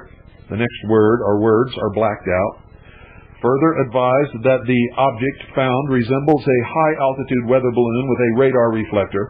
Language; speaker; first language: English; native; English